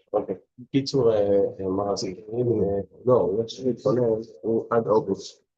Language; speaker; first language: Hebrew; non-native, fluent; English